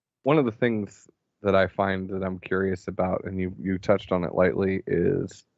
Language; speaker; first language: English; native; English